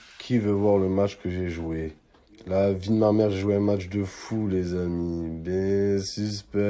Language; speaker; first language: French; native; French